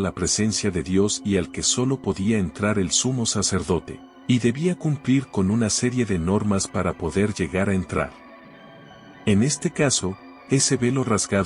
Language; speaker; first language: Spanish; native; Spanish